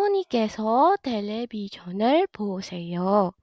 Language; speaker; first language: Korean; non-native, fluent; Indonesian